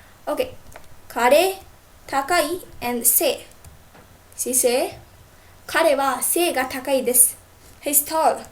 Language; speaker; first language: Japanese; non-native, fluent; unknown